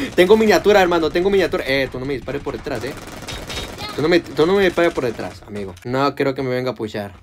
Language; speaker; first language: Spanish; native; Spanish